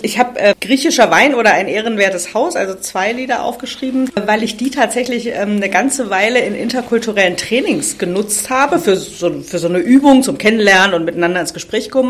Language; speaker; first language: German; native; German